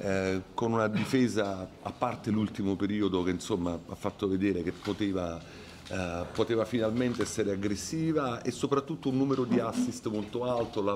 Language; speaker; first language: Italian; native; Italian